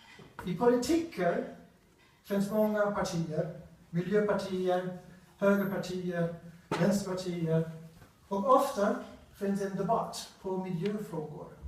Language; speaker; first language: Swedish; non-native, learner; English